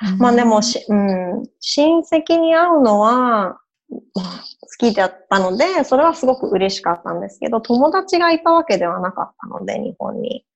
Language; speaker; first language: Japanese; early bilingual, heritage; Japanese